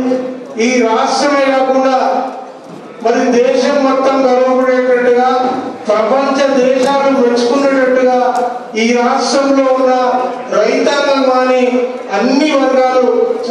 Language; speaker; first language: Telugu; native; Telugu